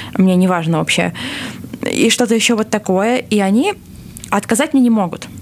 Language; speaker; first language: Russian; native; Russian